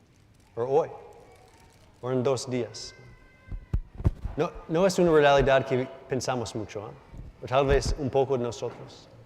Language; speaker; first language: Spanish; non-native, learner; English